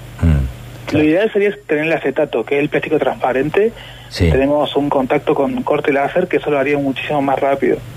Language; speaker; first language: Spanish; native; Spanish